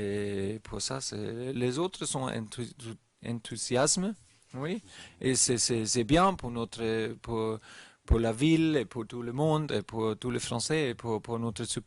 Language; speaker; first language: French; non-native, learner; German